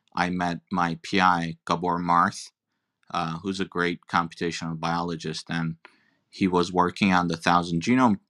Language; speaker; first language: English; non-native, fluent; Turkish